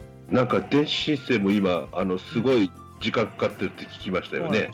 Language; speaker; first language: Japanese; native; Japanese